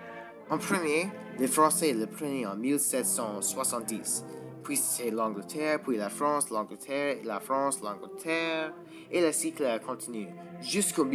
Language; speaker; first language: French; non-native, learner; English